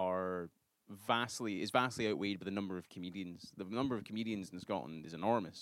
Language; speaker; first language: English; native; English